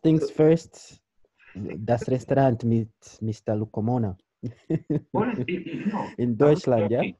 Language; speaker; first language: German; non-native, learner; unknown